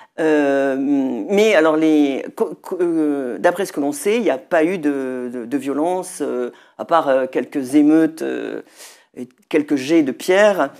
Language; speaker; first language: French; native; French